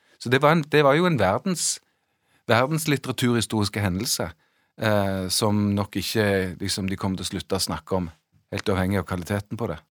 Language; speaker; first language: Norwegian; native; Norwegian